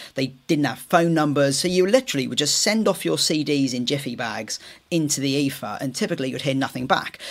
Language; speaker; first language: English; native; English